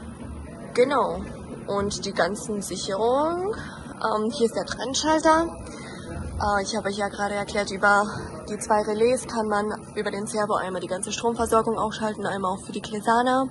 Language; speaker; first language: German; native; German